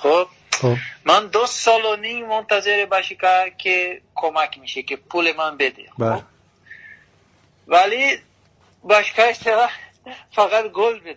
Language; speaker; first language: Persian; non-native, learner; Portuguese